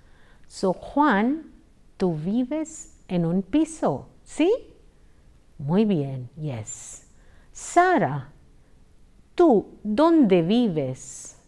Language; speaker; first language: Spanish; non-native, fluent; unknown